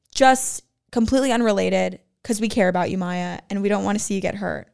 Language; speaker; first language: English; native; English